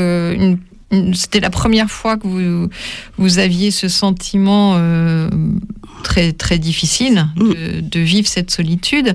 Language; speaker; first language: French; native; French